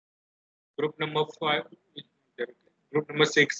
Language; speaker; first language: English; non-native, local second language; Gujarati